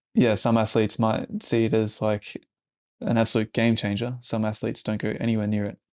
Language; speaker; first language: English; native; English